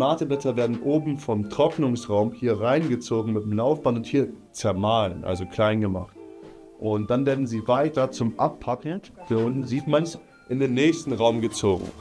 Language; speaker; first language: German; native; German